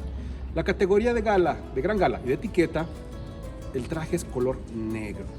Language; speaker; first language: Spanish; native; Spanish